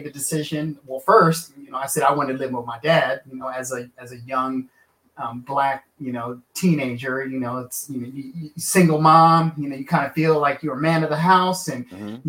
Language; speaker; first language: English; native; English